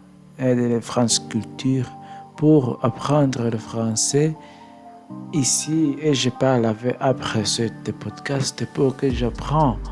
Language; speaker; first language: French; non-native, learner; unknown